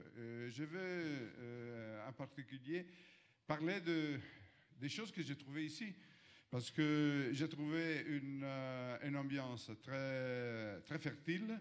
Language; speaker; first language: French; non-native, fluent; Italian